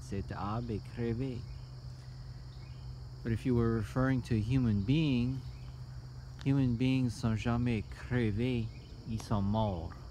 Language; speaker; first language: French; early bilingual, heritage; French